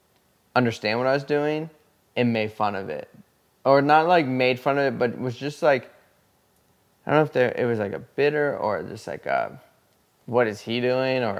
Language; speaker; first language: English; native; English